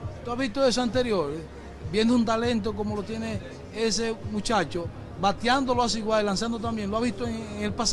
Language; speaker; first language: Spanish; native; Spanish